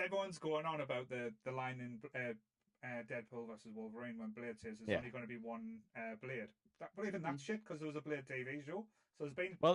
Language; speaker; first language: English; native; English